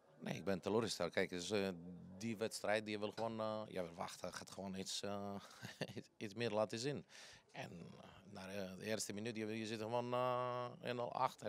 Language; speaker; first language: Dutch; non-native, fluent; Greek